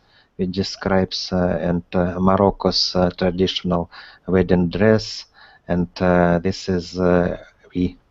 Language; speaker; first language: English; non-native, learner; Russian